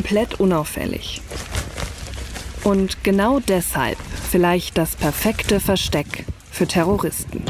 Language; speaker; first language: German; native; German